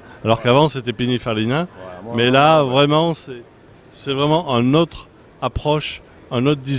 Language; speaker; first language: French; native; French